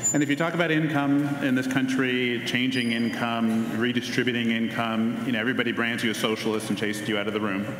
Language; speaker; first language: English; native; English